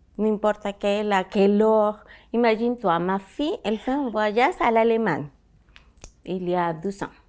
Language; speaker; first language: French; non-native, learner; Spanish